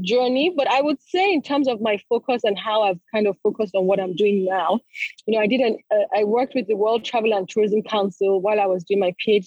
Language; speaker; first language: English; non-native, local second language; Yoruba